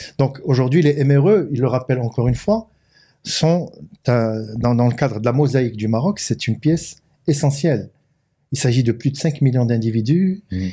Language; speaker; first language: French; non-native, local second language; Arabic